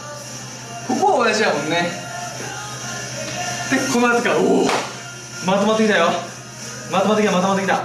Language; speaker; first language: Japanese; native; Japanese